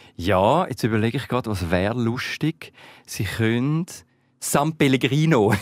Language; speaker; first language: German; native; German